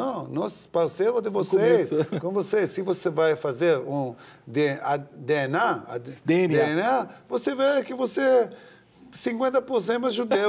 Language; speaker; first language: Portuguese; non-native, learner; Hebrew